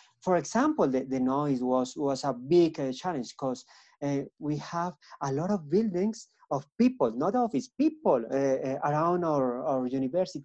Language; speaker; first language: English; non-native, learner; Spanish